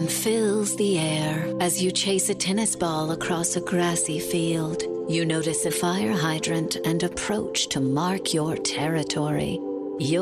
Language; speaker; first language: English; native; English